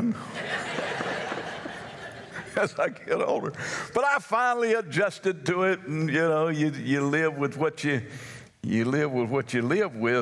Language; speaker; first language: English; native; English